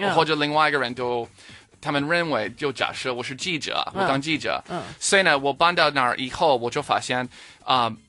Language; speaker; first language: Chinese; non-native, fluent; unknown